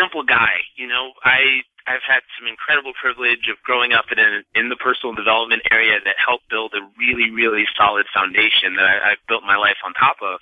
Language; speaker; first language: English; native; English